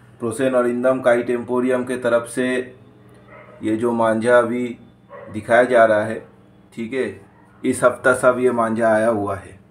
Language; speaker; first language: Hindi; non-native, local second language; Bangla